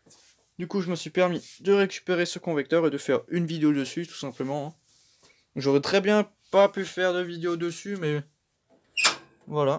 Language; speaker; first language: French; native; French